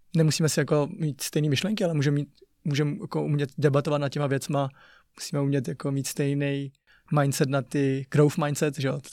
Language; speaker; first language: Czech; early bilingual, other home language; Chinese